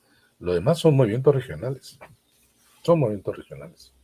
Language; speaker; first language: Spanish; native; Spanish